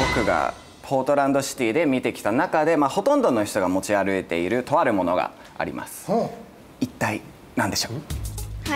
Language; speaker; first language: Japanese; non-native, fluent; English